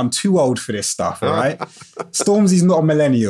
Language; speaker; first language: English; native; English